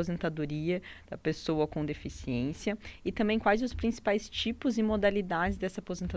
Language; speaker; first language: Portuguese; native; Portuguese